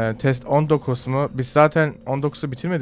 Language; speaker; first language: Turkish; early bilingual, heritage; Turkish